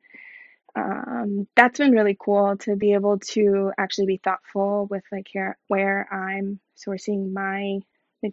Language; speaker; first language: English; native; English